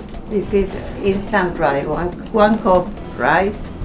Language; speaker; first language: English; non-native, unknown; Spanish